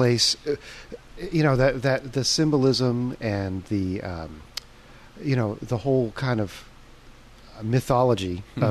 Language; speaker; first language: English; native; English